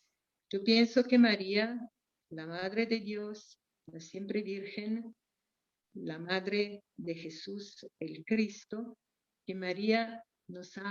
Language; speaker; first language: Spanish; non-native, fluent; Portuguese